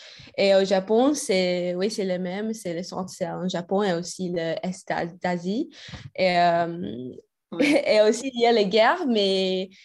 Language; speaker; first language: French; non-native, learner; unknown